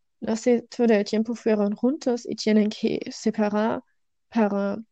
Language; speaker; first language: Spanish; non-native, learner; German